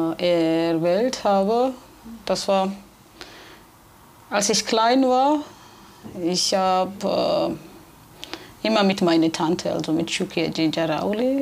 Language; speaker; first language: German; non-native, fluent; Georgian